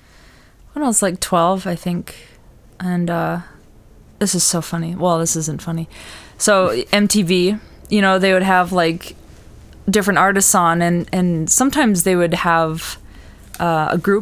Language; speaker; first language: English; native; English